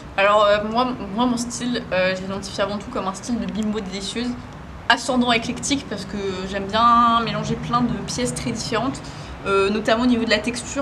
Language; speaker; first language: French; native; French